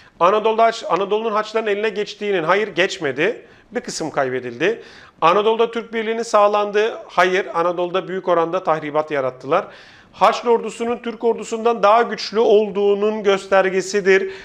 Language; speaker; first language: Turkish; native; Turkish